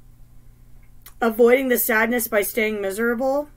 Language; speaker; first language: English; native; English